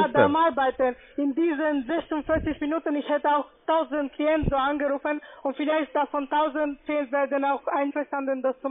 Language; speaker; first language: German; non-native, learner; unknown